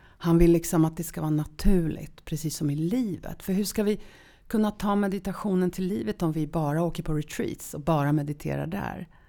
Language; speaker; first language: Swedish; early bilingual, other home language; Polish